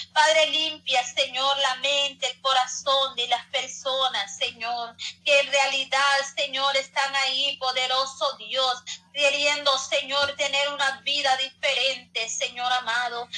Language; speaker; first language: Spanish; native; Spanish